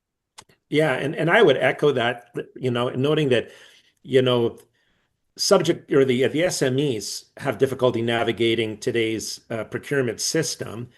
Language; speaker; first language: English; native; English